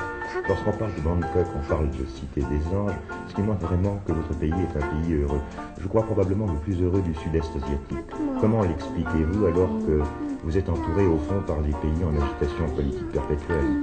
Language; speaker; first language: French; native; French